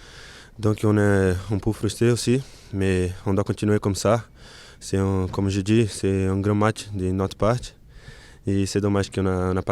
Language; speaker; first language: French; non-native, learner; Portuguese